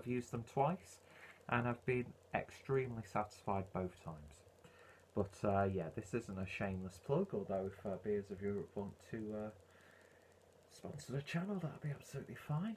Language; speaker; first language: English; native; English